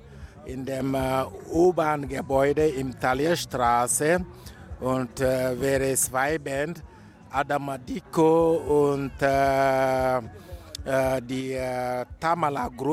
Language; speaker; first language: German; non-native, fluent; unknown